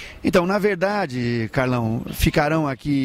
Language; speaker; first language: Portuguese; native; Portuguese